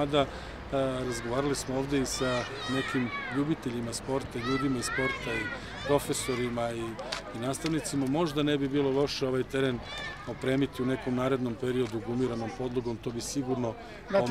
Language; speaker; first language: Serbian; native; Serbian